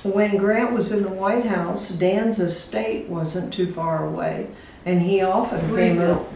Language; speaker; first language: English; native; English